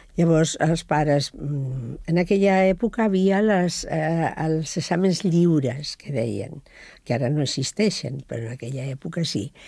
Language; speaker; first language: Catalan; non-native, local second language; Spanish